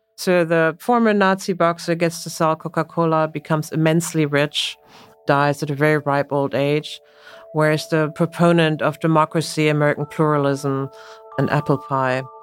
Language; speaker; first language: English; non-native, fluent; German